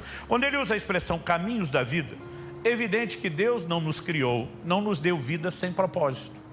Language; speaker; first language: Portuguese; native; Portuguese